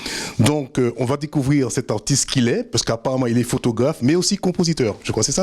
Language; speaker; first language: French; native; French